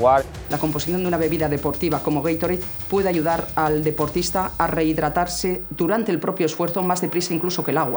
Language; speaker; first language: Spanish; native; Spanish